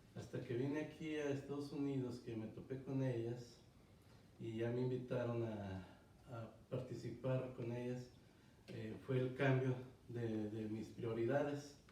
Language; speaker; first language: Spanish; native; Spanish